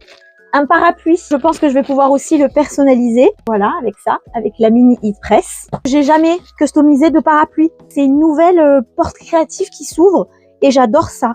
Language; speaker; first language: French; native; French